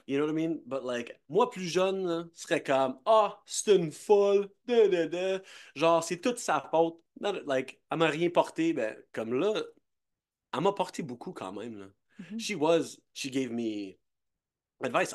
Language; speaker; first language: French; native; French